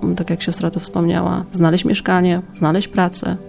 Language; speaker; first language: Polish; native; Polish